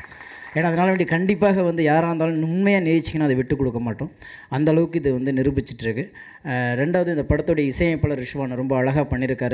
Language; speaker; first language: Tamil; native; Tamil